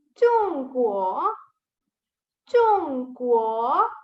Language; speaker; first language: Chinese; non-native, fluent; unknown